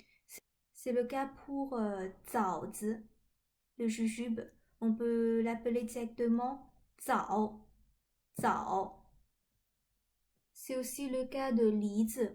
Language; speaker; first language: French; non-native, fluent; Chinese